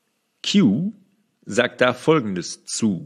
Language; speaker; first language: German; native; German